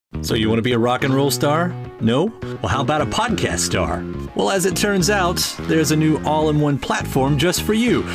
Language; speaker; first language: English; native; English